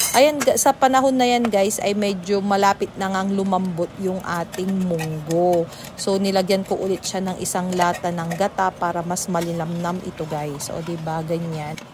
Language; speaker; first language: Filipino; non-native, local second language; Pangasinan